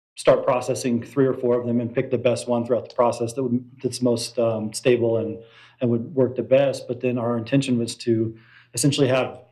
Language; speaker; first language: English; native; English